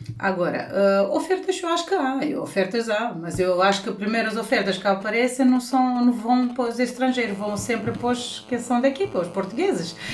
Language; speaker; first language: Portuguese; non-native, fluent; Romanian